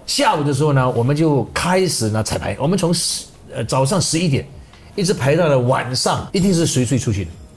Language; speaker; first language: Chinese; native; Chinese